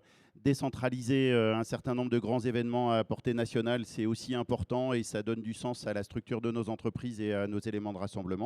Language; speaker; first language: French; native; French